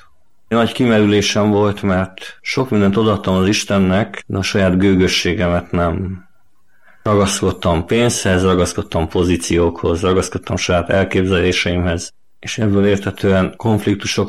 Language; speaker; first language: Hungarian; native; Hungarian